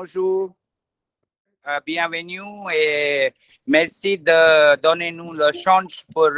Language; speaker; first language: French; non-native, fluent; Hindi